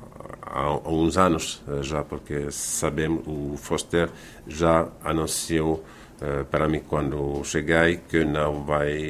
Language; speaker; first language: Portuguese; non-native, fluent; Finnish